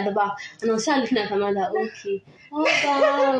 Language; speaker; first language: English; non-native, local second language; Yoruba